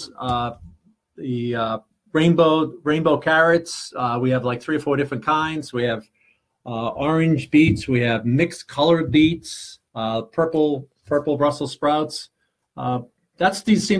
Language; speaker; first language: English; native; English